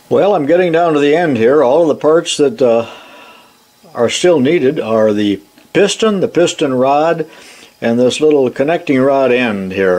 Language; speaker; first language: English; native; English